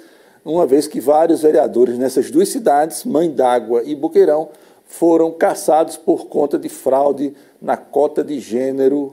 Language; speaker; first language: Portuguese; native; Portuguese